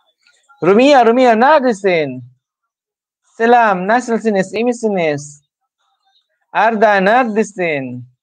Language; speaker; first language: Turkish; non-native, learner; Filipino